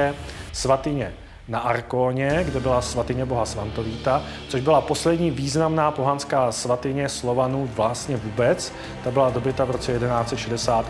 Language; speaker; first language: Czech; native; Czech